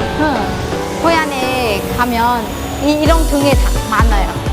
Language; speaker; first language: Korean; non-native, learner; Vietnamese